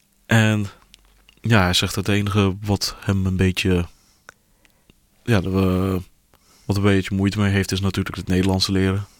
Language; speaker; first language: Dutch; early bilingual, other home language; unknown